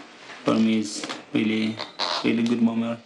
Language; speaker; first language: English; non-native, learner; Tigrinya